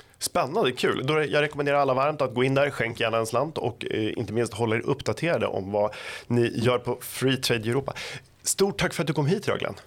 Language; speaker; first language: Swedish; native; Swedish